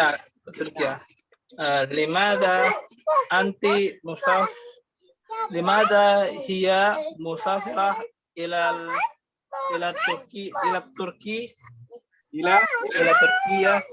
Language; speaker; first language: Arabic; non-native, learner; Indonesian